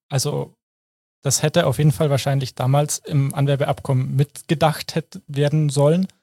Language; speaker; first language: German; native; German